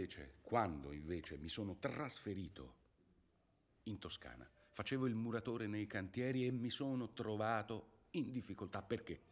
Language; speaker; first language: Italian; non-native, fluent; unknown